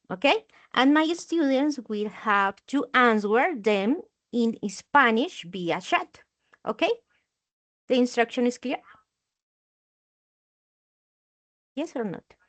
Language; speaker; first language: English; non-native, learner; Spanish